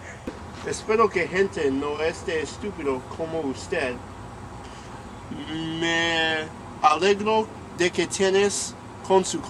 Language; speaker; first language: Spanish; non-native, learner; English